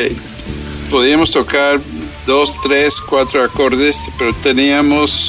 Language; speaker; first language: Spanish; early bilingual, heritage; English